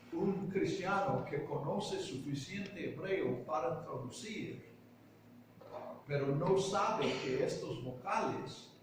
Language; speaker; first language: Spanish; non-native, fluent; English